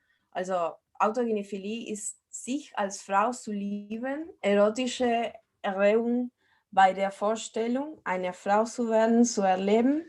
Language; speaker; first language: German; non-native, fluent; Spanish